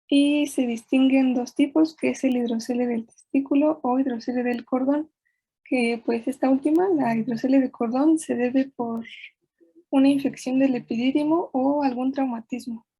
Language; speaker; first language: Spanish; native; Spanish